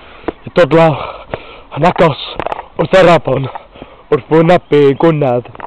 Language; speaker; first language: Welsh; non-native, learner; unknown